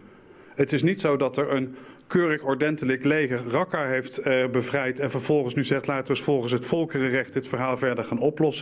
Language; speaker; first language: Dutch; native; Dutch